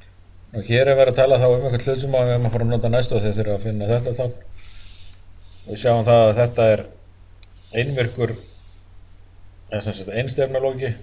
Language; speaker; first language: Icelandic; native; Icelandic